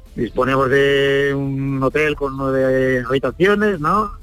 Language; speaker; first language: Spanish; native; Spanish